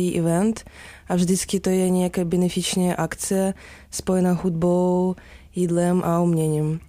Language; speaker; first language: Czech; non-native, fluent; Ukrainian